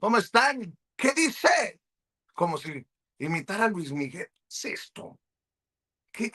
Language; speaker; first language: Spanish; native; Spanish